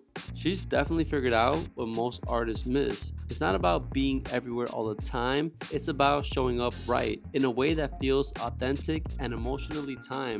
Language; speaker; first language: English; native; English